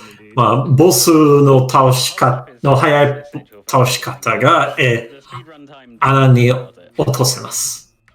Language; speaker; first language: Japanese; non-native, fluent; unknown